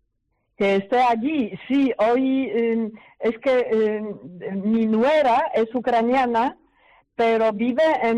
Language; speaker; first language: Spanish; non-native, fluent; Polish